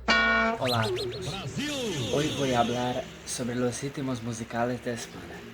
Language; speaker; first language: Spanish; non-native, learner; Portuguese